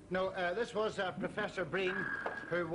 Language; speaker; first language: English; native; English